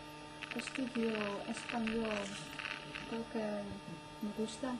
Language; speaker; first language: Spanish; non-native, learner; Dutch